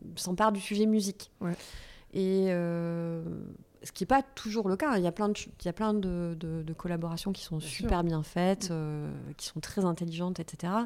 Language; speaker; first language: French; native; French